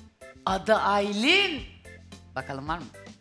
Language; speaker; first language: Turkish; native; Turkish